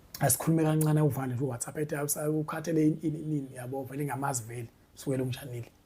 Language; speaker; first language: Zulu; native; Zulu